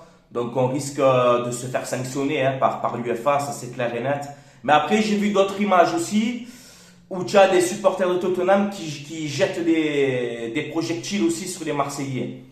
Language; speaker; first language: French; native; French